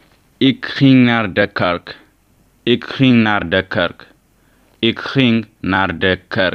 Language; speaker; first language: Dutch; non-native, learner; Tigrinya